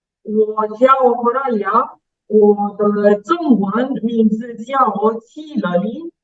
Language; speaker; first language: Chinese; non-native, learner; Romanian